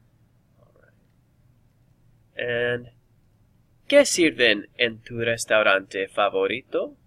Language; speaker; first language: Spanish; non-native, fluent; English